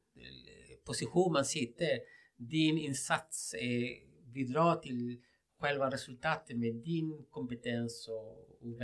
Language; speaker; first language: Swedish; non-native, fluent; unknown